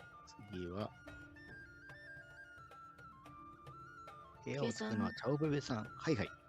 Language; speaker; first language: Japanese; native; Japanese